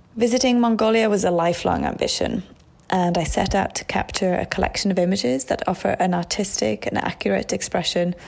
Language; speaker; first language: English; native; English